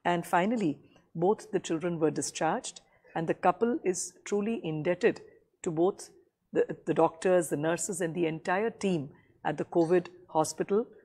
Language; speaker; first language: English; non-native, local second language; Gujarati